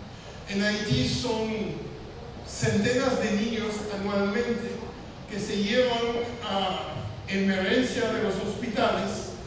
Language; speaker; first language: Spanish; non-native, fluent; French